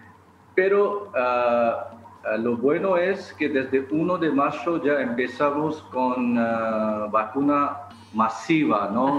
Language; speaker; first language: Spanish; non-native, fluent; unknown